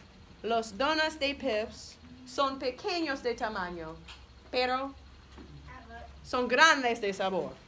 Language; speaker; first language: Spanish; non-native, fluent; English